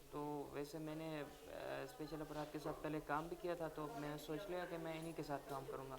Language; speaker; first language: Urdu; non-native, local second language; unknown